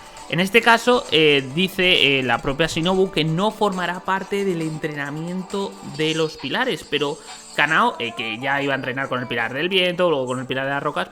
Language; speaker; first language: Spanish; native; Spanish